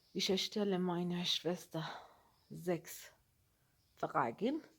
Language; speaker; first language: German; non-native, learner; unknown